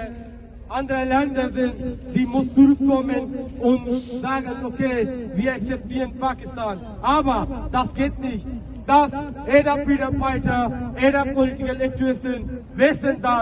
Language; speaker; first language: German; non-native, learner; Baluchi